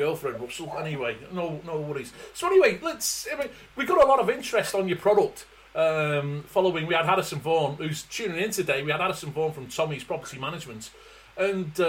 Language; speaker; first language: English; native; English